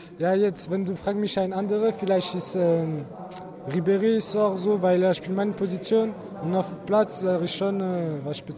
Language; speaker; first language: German; non-native, learner; French